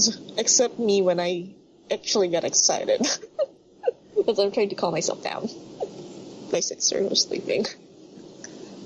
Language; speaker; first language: English; non-native, local second language; Filipino